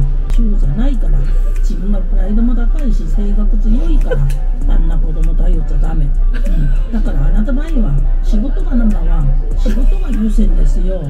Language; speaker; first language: Japanese; non-native, learner; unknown